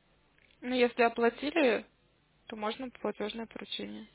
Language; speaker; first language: Russian; native; Russian